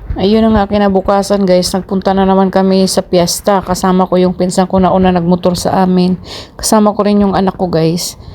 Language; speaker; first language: Filipino; non-native, local second language; Cebuano